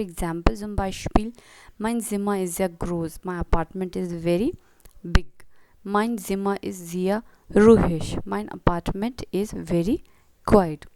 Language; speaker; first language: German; non-native, learner; Hindi